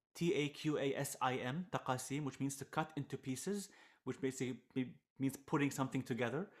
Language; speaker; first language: English; non-native, fluent; Arabic